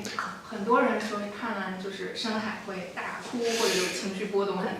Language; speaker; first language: Chinese; native; Chinese